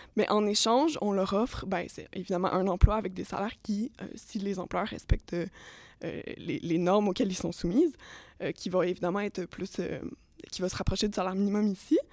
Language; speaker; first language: French; native; French